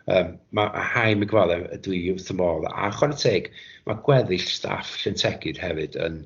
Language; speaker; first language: Welsh; native; Welsh